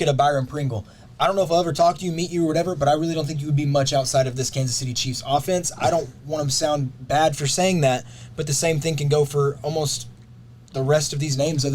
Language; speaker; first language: English; native; English